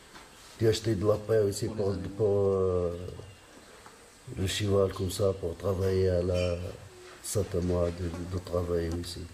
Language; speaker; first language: French; non-native, learner; Arabic